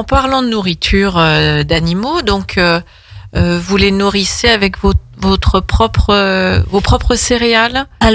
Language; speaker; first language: French; native; French